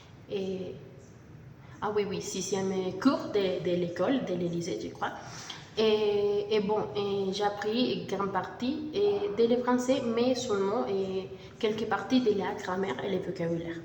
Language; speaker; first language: French; non-native, learner; Spanish